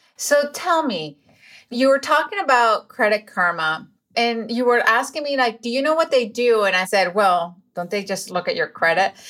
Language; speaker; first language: English; non-native, fluent; Spanish